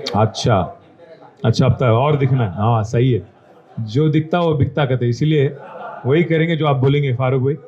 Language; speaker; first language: Hindi; non-native, local second language; Telugu